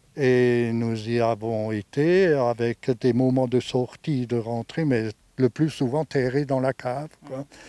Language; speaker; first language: French; native; French